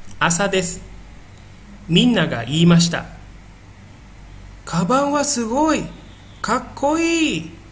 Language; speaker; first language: Japanese; non-native, fluent; Indonesian